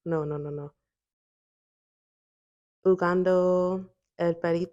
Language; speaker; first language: Spanish; non-native, learner; English